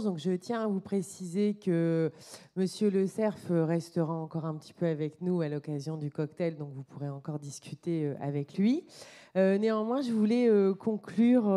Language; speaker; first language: French; native; French